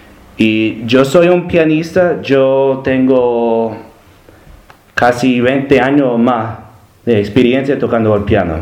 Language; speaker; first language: Spanish; non-native, learner; English